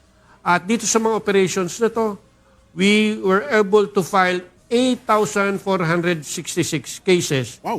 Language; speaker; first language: Filipino; native; Filipino